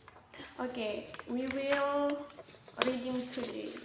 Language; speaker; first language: English; non-native, learner; Indonesian